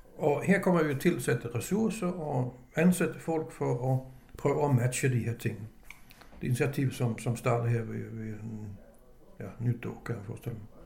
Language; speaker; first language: Danish; native; Danish